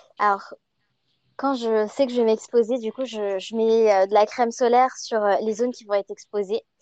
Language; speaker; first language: French; early bilingual, other home language; Chinese